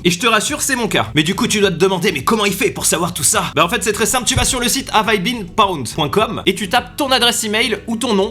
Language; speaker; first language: French; native; French